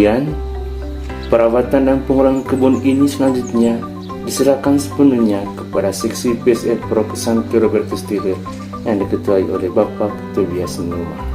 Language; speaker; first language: Indonesian; native; Indonesian